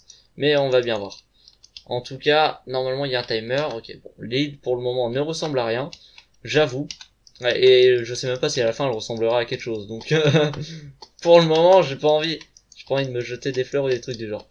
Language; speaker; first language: French; native; French